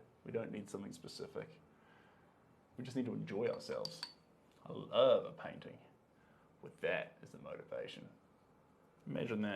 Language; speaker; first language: English; native; English